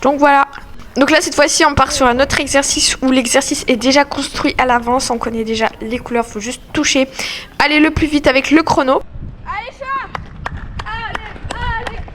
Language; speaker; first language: French; native; French